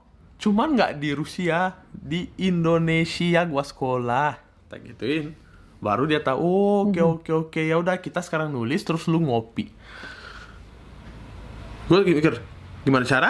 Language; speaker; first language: Indonesian; early bilingual, other home language; Russian